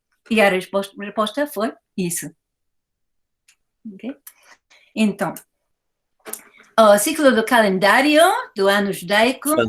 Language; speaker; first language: Portuguese; non-native, fluent; English